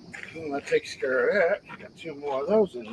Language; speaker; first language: English; native; English